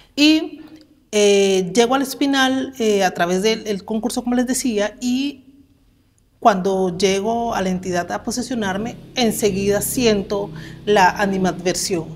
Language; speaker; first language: Spanish; native; Spanish